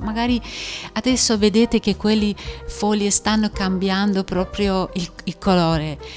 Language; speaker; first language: Italian; non-native, fluent; Persian